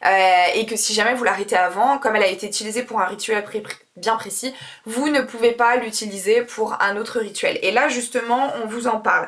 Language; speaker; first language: French; native; French